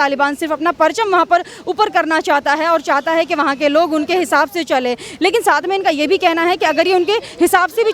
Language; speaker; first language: Hindi; native; Hindi